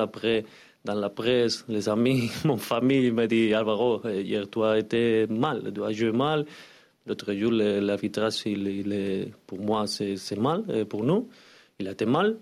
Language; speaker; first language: French; non-native, learner; Spanish